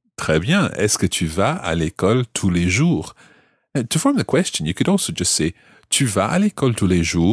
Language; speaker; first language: French; non-native, fluent; English